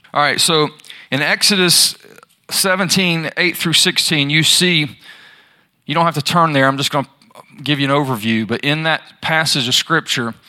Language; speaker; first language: English; native; English